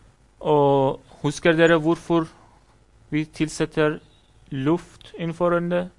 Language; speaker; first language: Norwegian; non-native, fluent; Persian